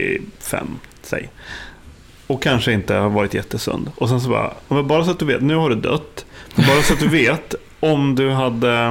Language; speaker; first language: Swedish; native; Swedish